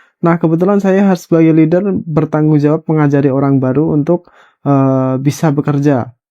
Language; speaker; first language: Indonesian; native; Indonesian